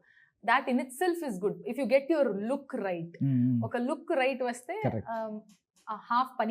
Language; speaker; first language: Telugu; non-native, learner; Kannada